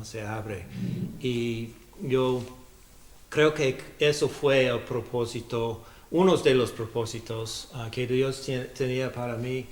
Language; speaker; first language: Spanish; non-native, learner; English